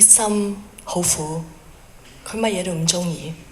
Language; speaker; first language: Cantonese; early bilingual, heritage; Cantonese